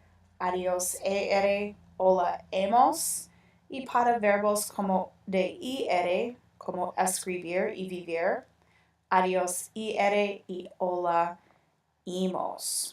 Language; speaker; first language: Spanish; non-native, fluent; English